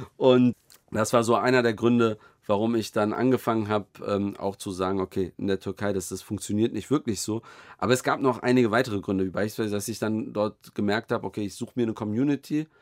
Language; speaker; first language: German; native; German